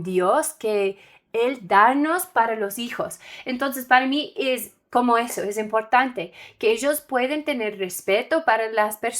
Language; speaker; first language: Spanish; non-native, learner; English